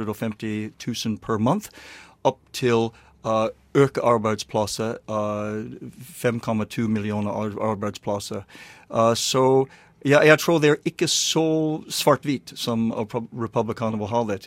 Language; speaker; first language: Norwegian; non-native, learner; English